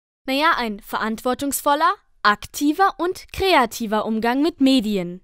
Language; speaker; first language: German; native; German